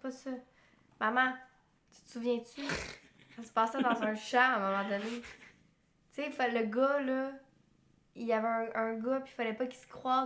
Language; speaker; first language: French; native; French